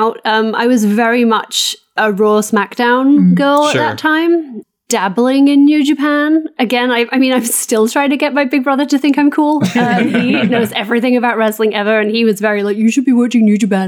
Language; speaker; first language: English; native; English